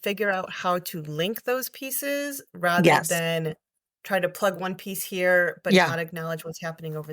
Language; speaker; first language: English; native; English